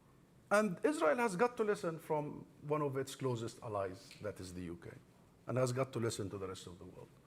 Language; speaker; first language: English; non-native, fluent; Arabic